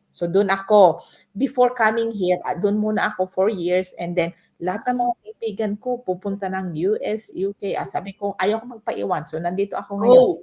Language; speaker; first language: Filipino; non-native, local second language; Bikol